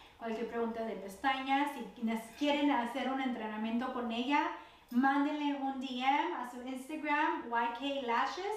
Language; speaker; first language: Spanish; early bilingual, heritage; Spanish